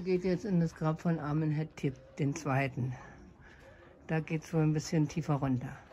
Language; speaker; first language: German; native; German